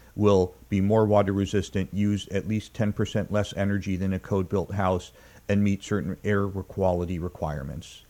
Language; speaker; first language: English; native; English